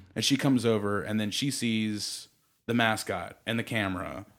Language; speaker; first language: English; native; English